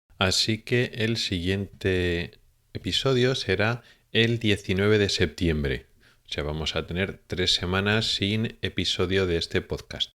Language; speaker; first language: Spanish; native; Spanish